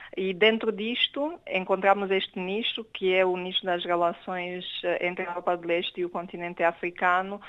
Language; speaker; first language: Portuguese; non-native, fluent; Romanian